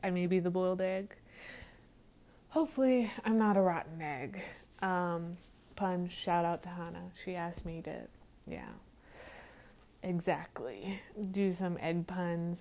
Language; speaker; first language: English; native; English